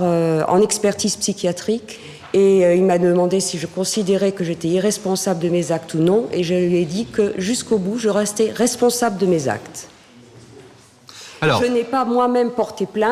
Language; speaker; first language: French; native; French